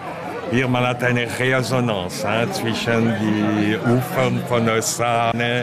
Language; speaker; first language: German; non-native, local second language; French